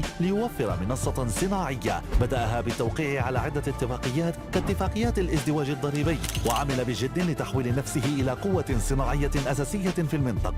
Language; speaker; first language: Arabic; native; Arabic